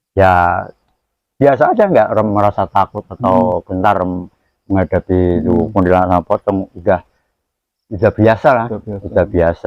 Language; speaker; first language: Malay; non-native, local second language; Javanese